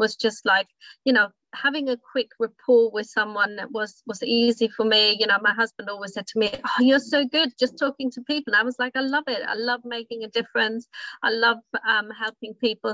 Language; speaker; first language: English; non-native, fluent; German